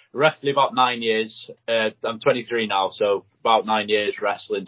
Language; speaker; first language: English; non-native, local second language; Welsh